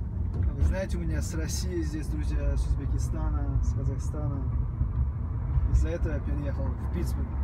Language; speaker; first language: Russian; non-native, fluent; Uzbek